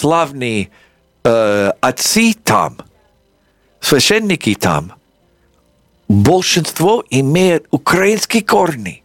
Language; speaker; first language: Russian; non-native, fluent; English